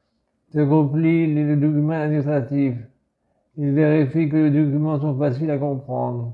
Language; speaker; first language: French; native; French